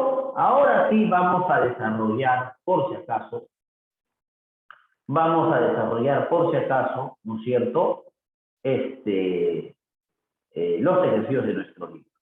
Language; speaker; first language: Spanish; native; Spanish